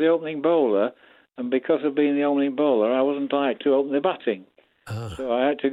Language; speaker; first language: English; native; English